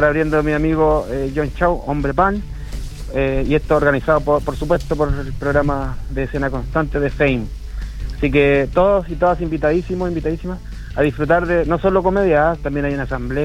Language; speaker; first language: Spanish; native; Spanish